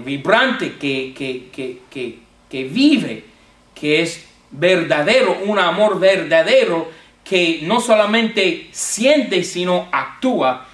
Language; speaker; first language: Spanish; non-native, fluent; English